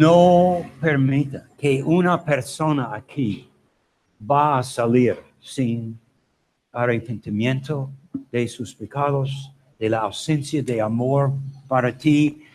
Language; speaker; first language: Spanish; non-native, learner; English